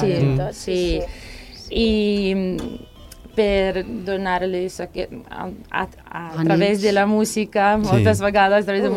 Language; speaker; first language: Catalan; non-native, learner; Serbian